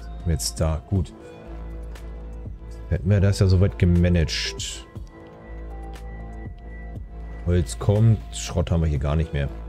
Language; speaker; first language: German; native; German